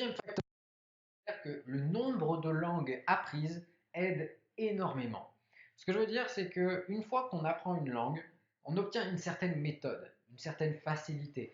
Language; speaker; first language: French; native; French